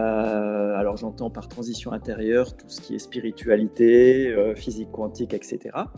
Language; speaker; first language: French; native; French